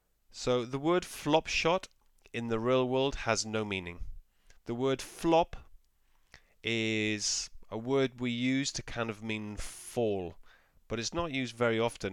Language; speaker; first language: English; native; English